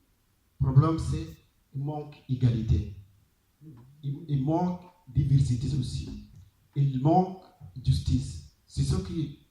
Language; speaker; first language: French; non-native, learner; Arabic